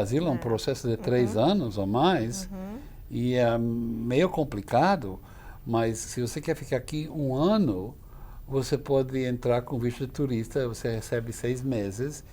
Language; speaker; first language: Portuguese; non-native, fluent; English